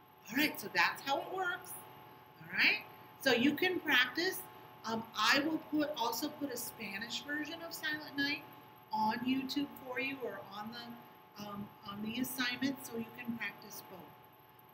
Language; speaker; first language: English; native; English